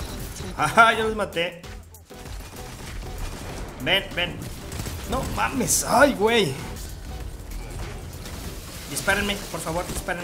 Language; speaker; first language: Spanish; native; Spanish